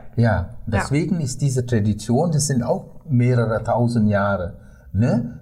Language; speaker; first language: German; non-native, fluent; Sinhala